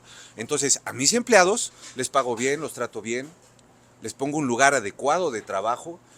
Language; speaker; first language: Spanish; native; Spanish